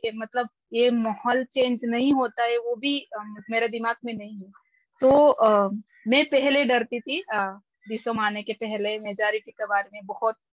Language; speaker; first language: Hindi; non-native, local second language; Kannada